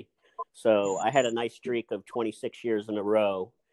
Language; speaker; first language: English; native; English